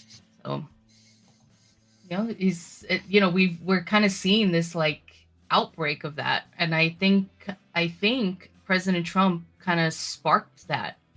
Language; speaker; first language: English; native; English